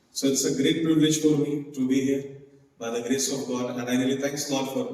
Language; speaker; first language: English; non-native, local second language; Hindi